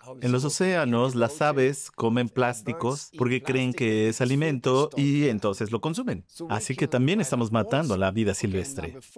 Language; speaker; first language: Spanish; non-native, fluent; Swedish